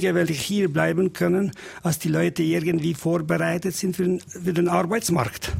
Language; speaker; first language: German; non-native, learner; Albanian